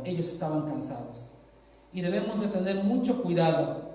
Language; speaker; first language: Spanish; native; Spanish